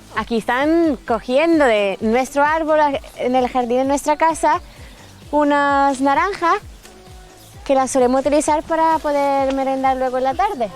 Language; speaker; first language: Spanish; non-native, fluent; Italian